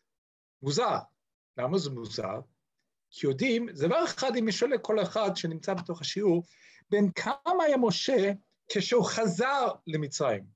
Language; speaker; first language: Hebrew; non-native, fluent; English